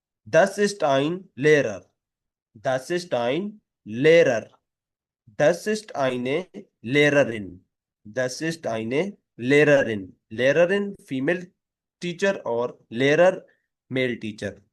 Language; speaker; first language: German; non-native, fluent; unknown